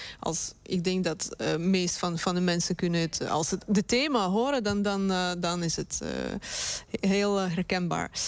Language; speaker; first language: Dutch; non-native, fluent; Russian